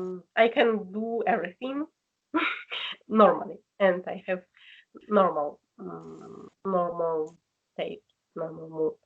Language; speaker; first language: English; non-native, learner; Russian